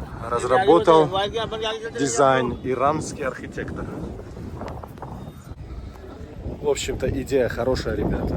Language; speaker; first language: Russian; non-native, fluent; Tajik